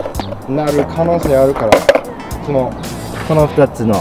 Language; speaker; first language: Japanese; non-native, fluent; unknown